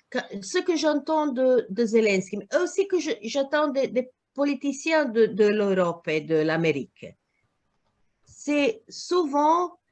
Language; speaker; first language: French; non-native, learner; Croatian